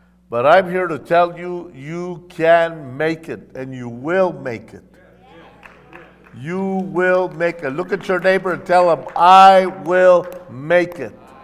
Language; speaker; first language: English; early bilingual, other home language; Spanish